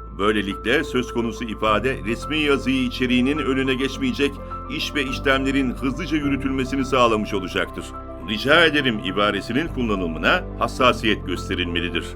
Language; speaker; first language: Turkish; native; Turkish